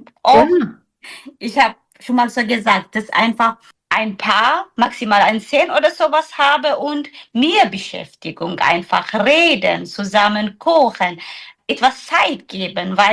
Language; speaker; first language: German; non-native, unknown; Tigrinya